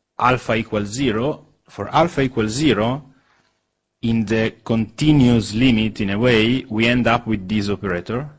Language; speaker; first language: English; non-native, fluent; Italian